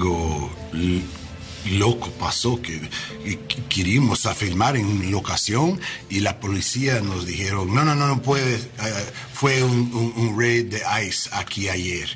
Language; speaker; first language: Spanish; non-native, learner; English